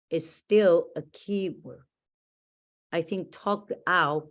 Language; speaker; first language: English; non-native, learner; Chinese